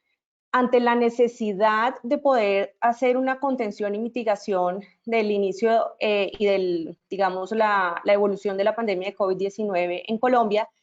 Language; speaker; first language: Spanish; native; Spanish